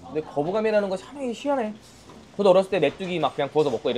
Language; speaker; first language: Korean; native; Korean